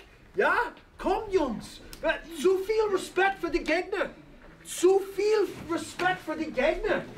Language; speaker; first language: German; non-native, learner; English